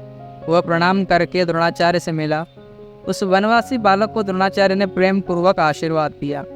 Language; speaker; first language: Hindi; native; Hindi